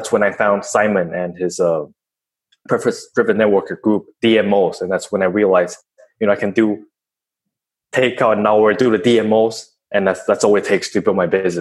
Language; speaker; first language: English; non-native, fluent; Chinese